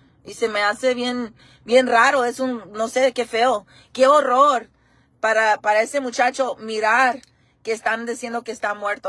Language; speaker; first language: Spanish; early bilingual, heritage; Spanish